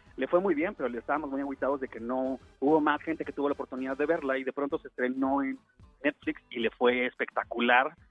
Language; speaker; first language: Spanish; native; Spanish